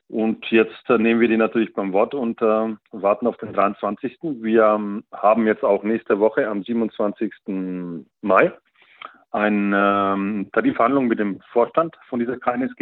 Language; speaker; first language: German; native; German